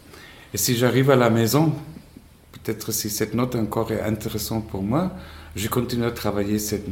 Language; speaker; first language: French; non-native, fluent; Spanish